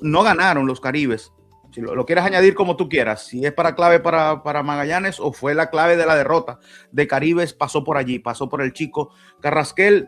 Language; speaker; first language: Spanish; native; Spanish